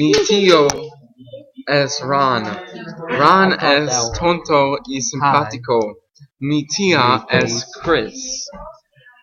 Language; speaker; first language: Spanish; non-native, learner; English